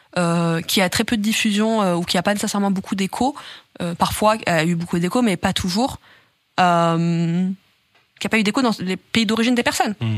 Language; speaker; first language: French; native; French